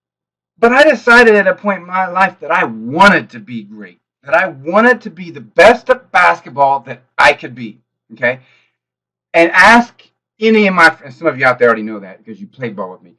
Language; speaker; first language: English; native; English